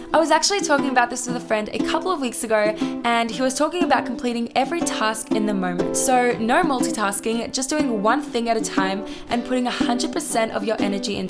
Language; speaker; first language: English; native; English